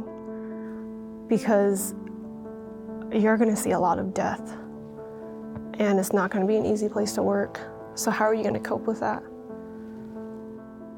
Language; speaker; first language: English; early bilingual, other home language; Vietnamese